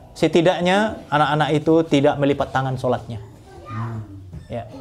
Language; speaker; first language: Indonesian; non-native, local second language; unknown